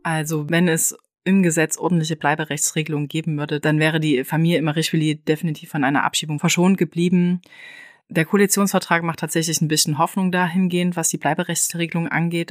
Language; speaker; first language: German; native; German